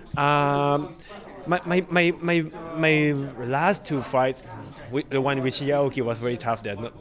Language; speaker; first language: English; non-native, learner; Thai